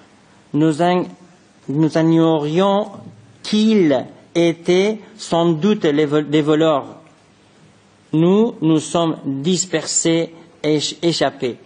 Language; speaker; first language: French; non-native, fluent; Persian